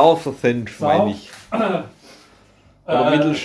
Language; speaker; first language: German; native; German